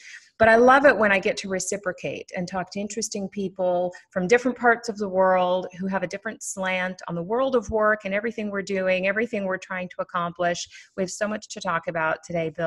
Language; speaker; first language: English; native; English